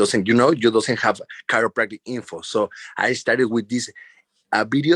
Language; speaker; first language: English; non-native, learner; Spanish